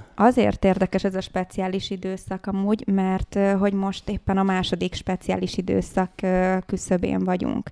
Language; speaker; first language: Hungarian; native; Hungarian